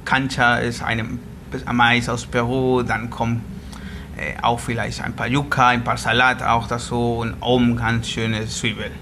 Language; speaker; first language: German; non-native, learner; Spanish